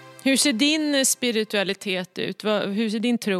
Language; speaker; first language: Swedish; native; Swedish